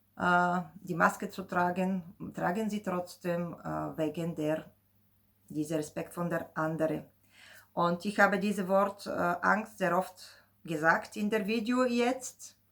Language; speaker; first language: German; non-native, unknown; Bulgarian